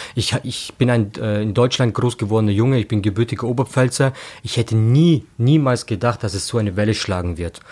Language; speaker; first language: German; early bilingual, other home language; Turkish